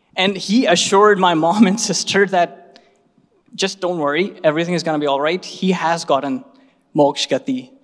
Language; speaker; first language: English; non-native, local second language; Hindi